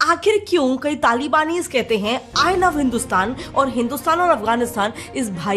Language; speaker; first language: Hindi; native; Hindi